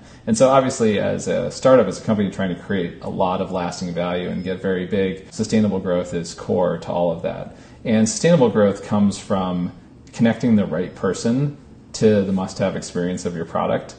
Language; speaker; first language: English; native; English